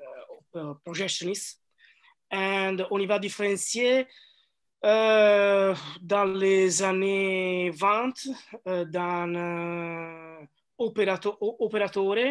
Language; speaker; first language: French; non-native, learner; Italian